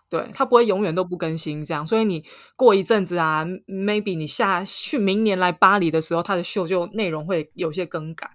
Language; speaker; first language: Chinese; native; Chinese